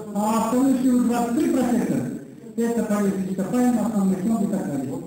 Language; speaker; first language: Russian; non-native, local second language; Kazakh